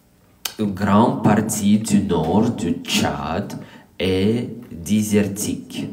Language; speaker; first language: French; non-native, learner; English